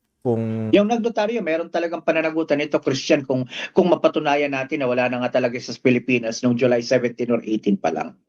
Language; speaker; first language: Filipino; native; Filipino